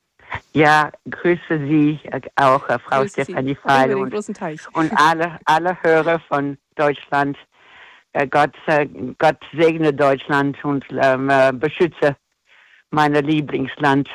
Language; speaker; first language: German; non-native, fluent; English